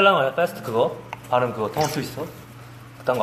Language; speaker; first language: Korean; native; Korean